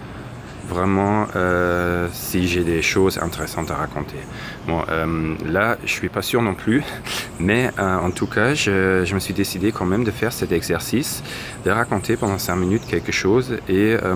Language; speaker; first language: French; non-native, fluent; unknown